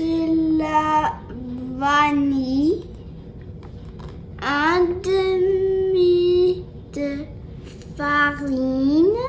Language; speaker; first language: French; early bilingual, heritage; French